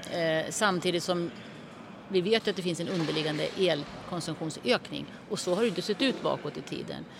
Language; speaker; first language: Swedish; native; Swedish